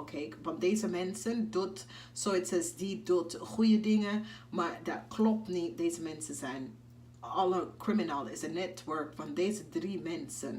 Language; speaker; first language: Dutch; non-native, fluent; English